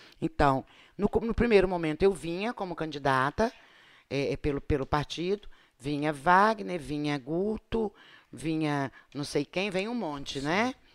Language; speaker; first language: Portuguese; native; Portuguese